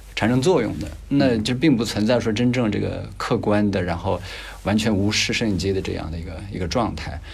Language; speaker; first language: Chinese; native; Chinese